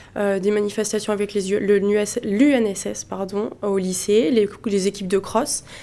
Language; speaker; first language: French; native; French